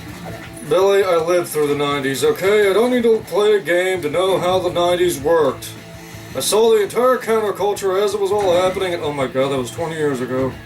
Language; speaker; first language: English; native; English